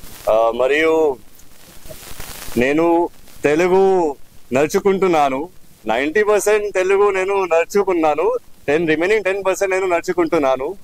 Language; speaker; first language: Telugu; non-native, learner; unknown